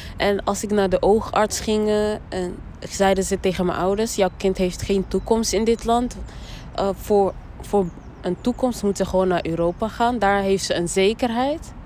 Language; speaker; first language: Dutch; early bilingual, other home language; Rundi